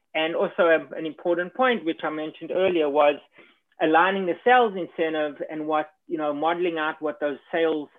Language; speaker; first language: English; native; English